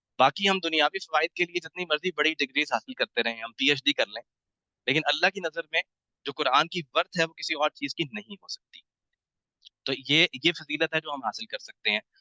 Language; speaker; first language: Urdu; native; Urdu